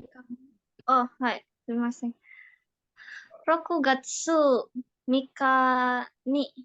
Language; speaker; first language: Japanese; non-native, learner; Indonesian